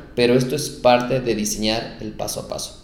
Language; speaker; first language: Spanish; native; Spanish